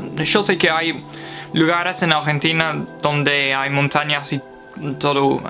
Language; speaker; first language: Spanish; non-native, fluent; English